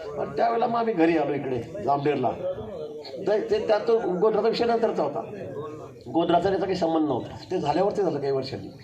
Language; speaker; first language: Marathi; native; Marathi